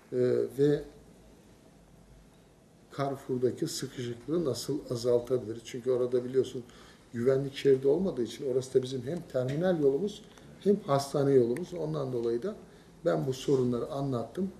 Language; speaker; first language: Turkish; native; Turkish